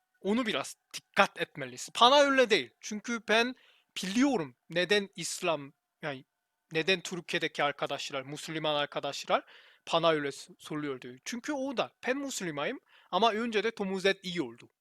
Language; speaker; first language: Turkish; non-native, learner; Korean